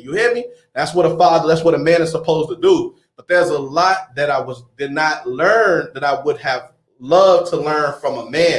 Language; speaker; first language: English; native; English